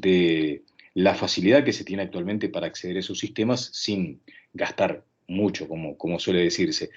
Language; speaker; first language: Spanish; native; Spanish